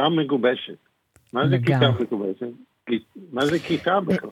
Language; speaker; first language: Hebrew; non-native, fluent; English